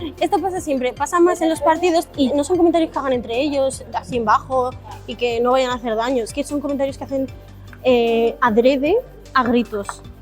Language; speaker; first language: Spanish; early bilingual, other home language; Arabic